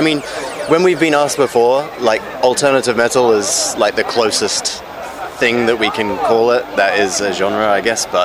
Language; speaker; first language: English; native; English